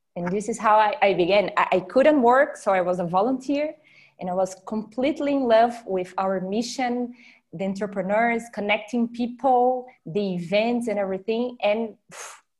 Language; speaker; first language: English; non-native, fluent; Portuguese